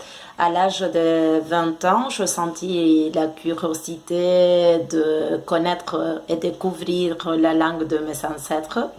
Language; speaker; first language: French; non-native, fluent; Spanish